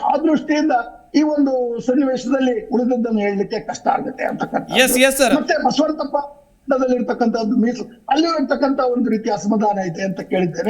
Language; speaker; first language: Kannada; native; Kannada